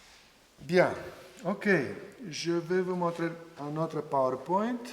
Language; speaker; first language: French; non-native, fluent; Romanian